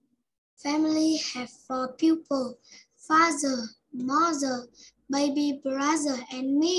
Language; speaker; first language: English; non-native, learner; Vietnamese